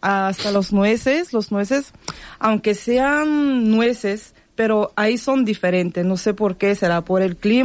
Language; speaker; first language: Spanish; non-native, fluent; Bulgarian